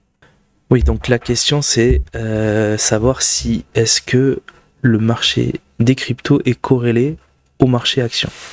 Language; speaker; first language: French; native; French